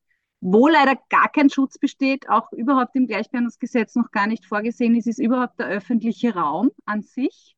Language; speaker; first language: German; native; German